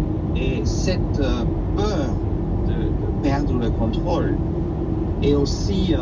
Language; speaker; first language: French; non-native, fluent; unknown